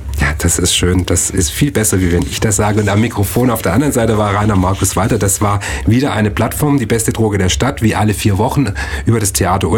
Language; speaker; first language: German; native; German